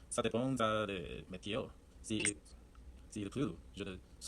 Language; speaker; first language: French; non-native, learner; Chinese